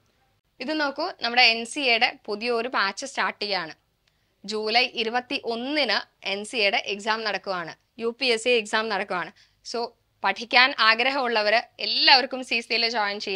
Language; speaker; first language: Malayalam; native; Malayalam